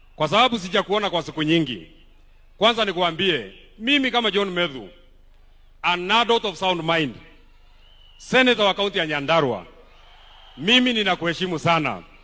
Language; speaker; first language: Swahili; non-native, local second language; Kikuyu